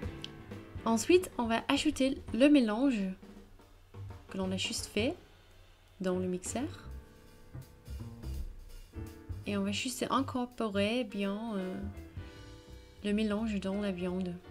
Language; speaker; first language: French; non-native, fluent; Danish